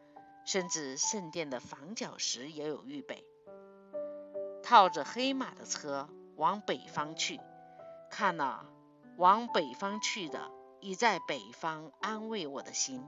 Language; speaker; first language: Chinese; native; Chinese